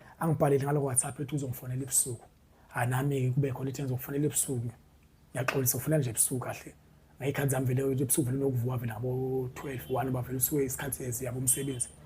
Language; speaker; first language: Zulu; native; Zulu